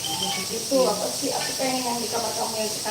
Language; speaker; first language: Indonesian; native; Indonesian